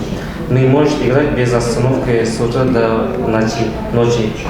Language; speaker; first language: Russian; non-native, local second language; Kazakh